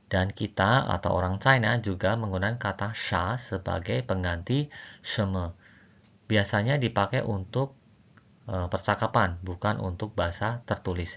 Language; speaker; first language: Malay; non-native, fluent; Chinese